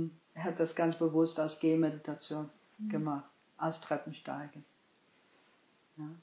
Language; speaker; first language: German; non-native, fluent; English